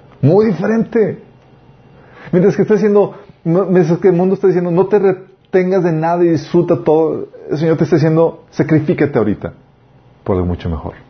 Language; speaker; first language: Spanish; native; Spanish